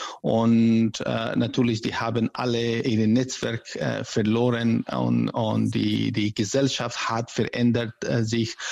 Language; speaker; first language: German; non-native, learner; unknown